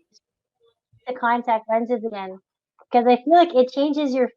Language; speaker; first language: English; non-native, local second language; French